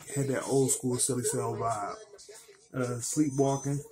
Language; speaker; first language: English; native; English